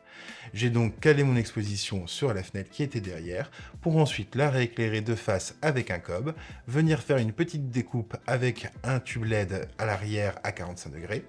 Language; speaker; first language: French; native; French